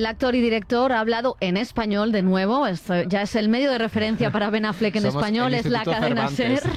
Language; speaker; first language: Spanish; native; Spanish